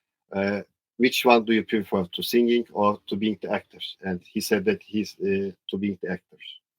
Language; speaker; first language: English; non-native, learner; Turkish